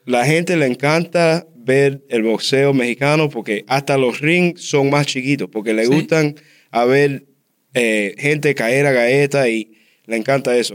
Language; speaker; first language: Spanish; early bilingual, heritage; Spanish